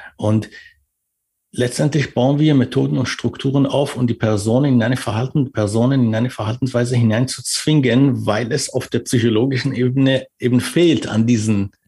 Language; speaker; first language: German; non-native, fluent; Persian